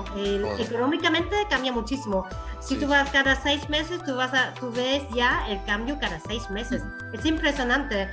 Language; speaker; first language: Spanish; non-native, fluent; Vietnamese